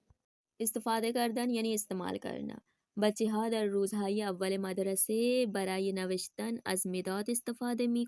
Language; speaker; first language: Persian; non-native, fluent; Urdu